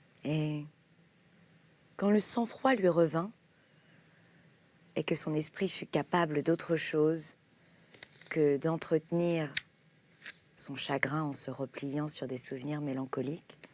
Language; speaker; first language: French; native; French